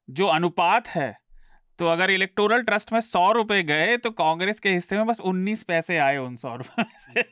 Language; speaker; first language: Hindi; native; Hindi